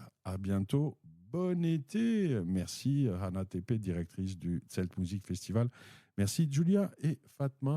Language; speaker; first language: French; native; French